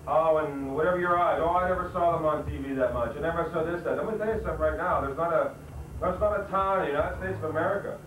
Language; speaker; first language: English; native; English